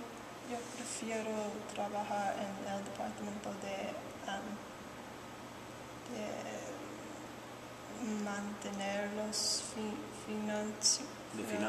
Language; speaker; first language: Spanish; non-native, learner; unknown